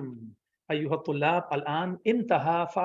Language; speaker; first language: Arabic; non-native, fluent; Urdu